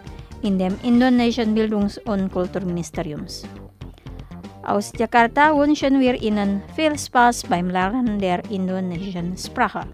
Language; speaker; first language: German; non-native, fluent; Indonesian